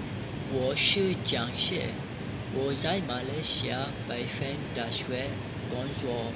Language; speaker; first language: Chinese; non-native, learner; Malay